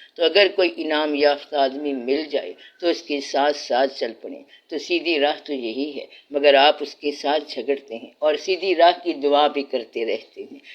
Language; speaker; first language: Urdu; non-native, local second language; Punjabi